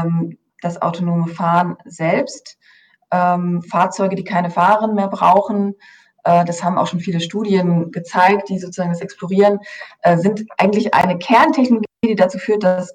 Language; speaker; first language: German; native; German